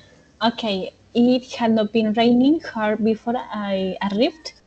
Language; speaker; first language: English; non-native, learner; Spanish